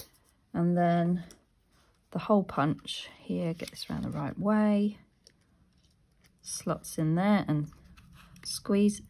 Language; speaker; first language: English; native; English